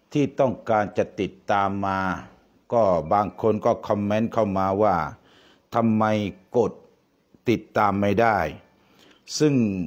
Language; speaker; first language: Thai; non-native, local second language; Pattani Malay